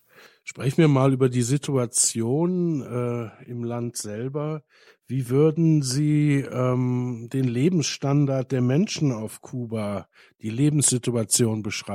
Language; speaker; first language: German; native; German